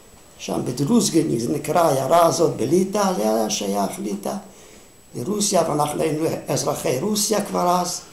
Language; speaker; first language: Hebrew; non-native, fluent; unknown